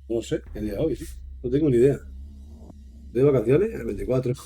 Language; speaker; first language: Spanish; native; Spanish